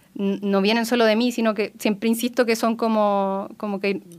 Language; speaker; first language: Spanish; native; Spanish